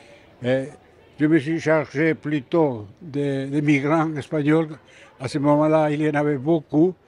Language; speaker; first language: French; non-native, fluent; Spanish